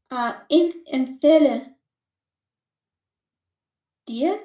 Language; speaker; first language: German; non-native, learner; Macedonian